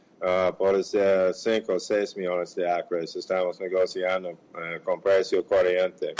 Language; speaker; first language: Portuguese; non-native, fluent; English